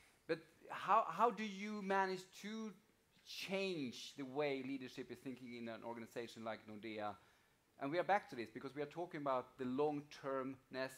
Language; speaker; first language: English; non-native, fluent; Swedish